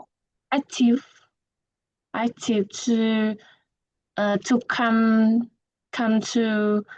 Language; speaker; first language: English; non-native, learner; Vietnamese